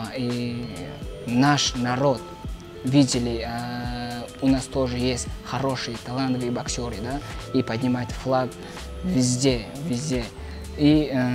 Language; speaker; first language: Russian; non-native, local second language; Uzbek